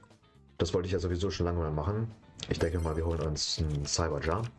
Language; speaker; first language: German; native; German